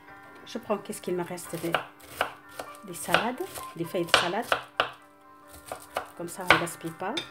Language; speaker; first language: French; non-native, local second language; Arabic